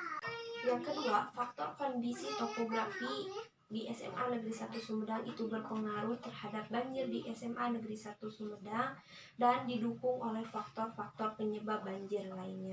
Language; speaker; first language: Indonesian; native; Indonesian